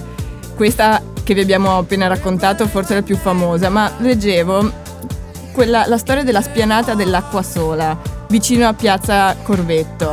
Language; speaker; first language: Italian; native; Italian